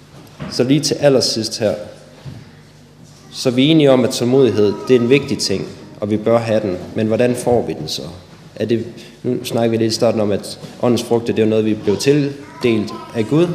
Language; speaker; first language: Danish; native; Danish